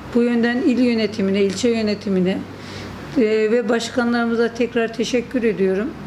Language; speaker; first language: Turkish; native; Turkish